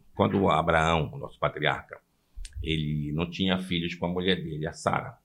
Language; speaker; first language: Portuguese; native; Portuguese